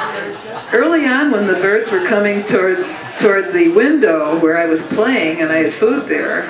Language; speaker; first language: English; native; English